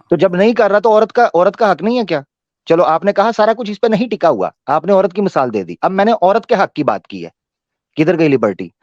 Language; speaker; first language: Urdu; native; Urdu